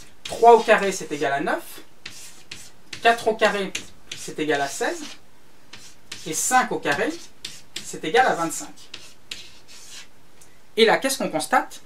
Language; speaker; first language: French; native; French